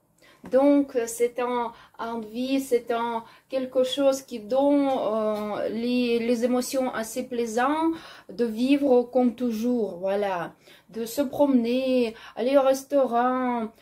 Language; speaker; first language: French; non-native, learner; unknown